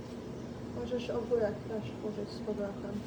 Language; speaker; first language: Polish; early bilingual, heritage; Polish